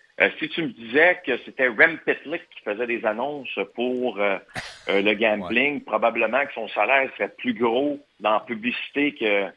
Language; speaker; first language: French; native; French